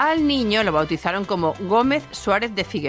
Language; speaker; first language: Spanish; native; Spanish